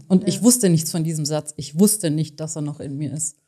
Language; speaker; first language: German; native; German